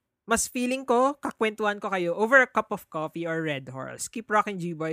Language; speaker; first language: English; non-native, local second language; Filipino